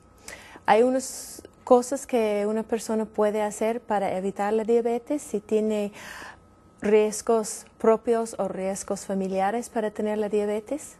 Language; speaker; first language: Spanish; non-native, fluent; English